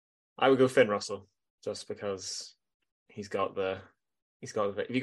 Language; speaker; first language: English; native; English